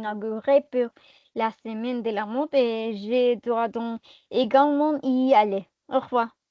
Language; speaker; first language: French; non-native, fluent; Spanish